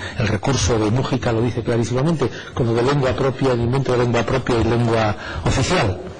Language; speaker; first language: Spanish; native; Spanish